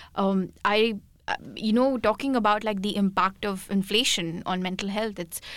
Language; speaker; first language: English; non-native, local second language; Hindi